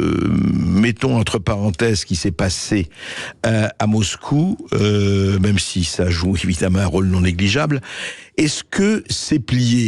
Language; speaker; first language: French; native; French